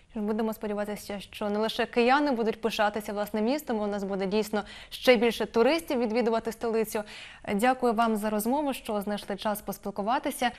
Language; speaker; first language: Ukrainian; native; Ukrainian